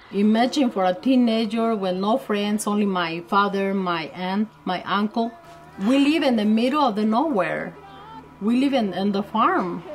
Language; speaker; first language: English; non-native, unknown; Spanish